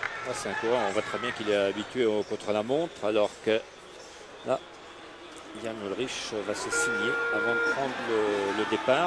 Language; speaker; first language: French; native; French